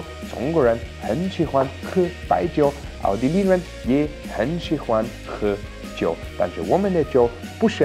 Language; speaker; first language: Chinese; non-native, learner; German